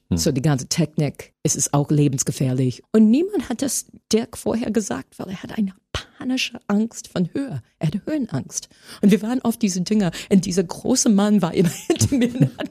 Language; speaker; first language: German; non-native, fluent; English